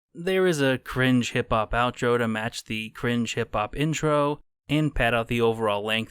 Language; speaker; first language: English; native; English